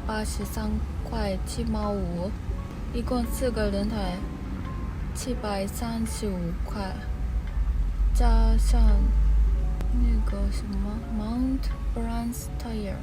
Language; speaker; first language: Chinese; non-native, fluent; Japanese